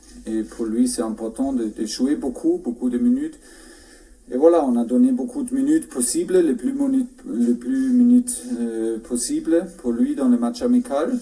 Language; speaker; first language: French; non-native, fluent; German